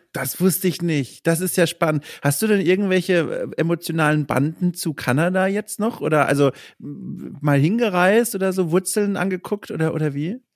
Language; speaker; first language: German; native; German